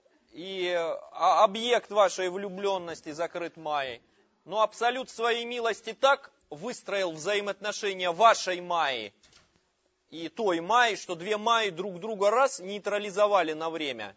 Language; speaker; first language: Russian; native; Russian